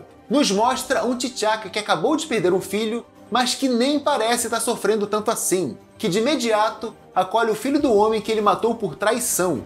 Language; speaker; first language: Portuguese; native; Portuguese